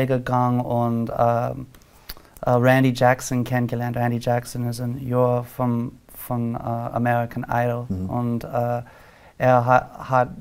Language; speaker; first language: German; non-native, learner; English